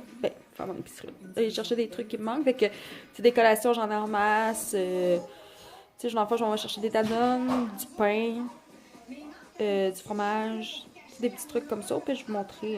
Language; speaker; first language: French; native; French